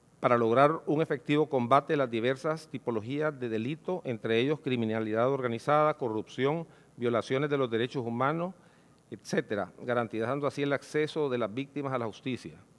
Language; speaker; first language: Spanish; native; Spanish